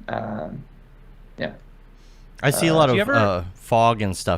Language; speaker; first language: English; native; English